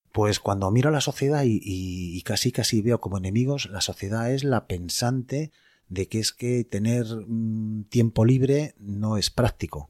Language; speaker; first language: Spanish; native; Spanish